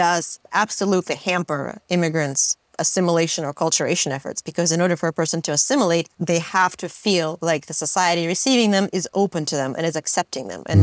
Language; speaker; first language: English; non-native, fluent; Russian